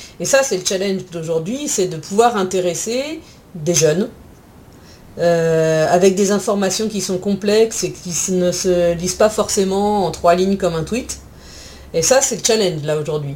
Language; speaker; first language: French; native; French